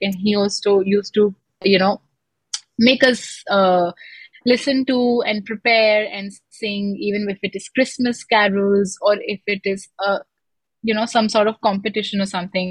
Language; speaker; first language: English; non-native, local second language; Hindi